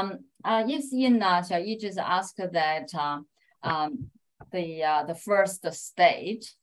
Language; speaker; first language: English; non-native, fluent; Chinese